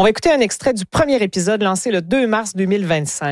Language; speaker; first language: French; native; French